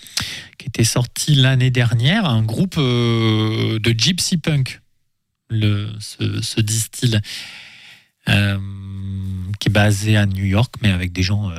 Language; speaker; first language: French; native; French